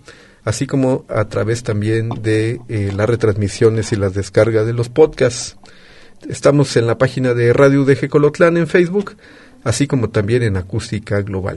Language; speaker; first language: Spanish; native; Spanish